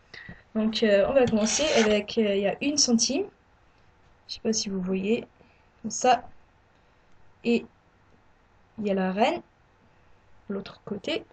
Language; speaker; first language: French; non-native, learner; English